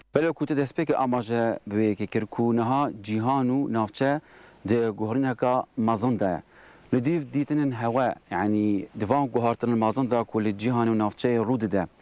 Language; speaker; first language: Kurdish; native; Kurdish